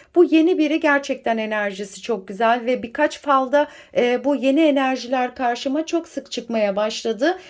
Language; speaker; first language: Turkish; native; Turkish